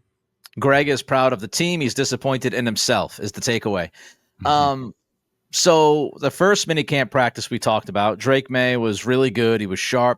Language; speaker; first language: English; native; English